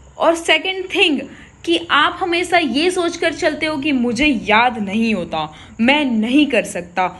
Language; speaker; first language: Hindi; non-native, local second language; Gujarati